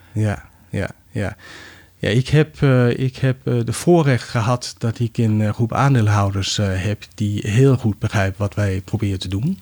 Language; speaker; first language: Dutch; non-native, fluent; Danish